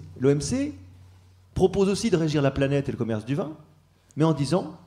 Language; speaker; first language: French; native; French